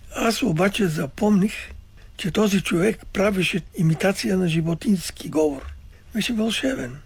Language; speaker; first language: Bulgarian; early bilingual, other home language; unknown